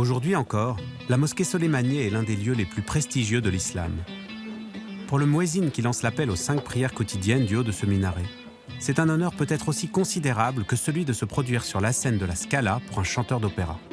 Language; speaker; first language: French; native; French